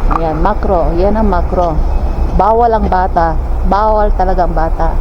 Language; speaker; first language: Filipino; native; Filipino